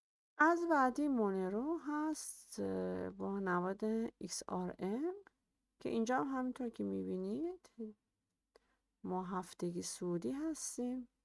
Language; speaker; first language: Persian; native; Persian